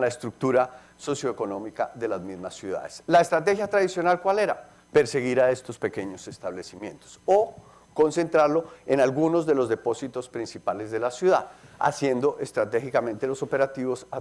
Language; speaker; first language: Spanish; native; Spanish